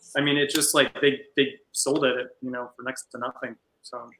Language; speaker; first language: English; native; English